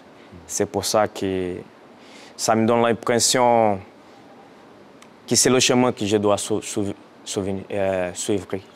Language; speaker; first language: French; non-native, fluent; Portuguese